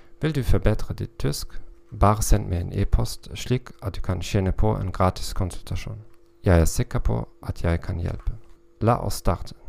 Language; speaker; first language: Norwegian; non-native, learner; German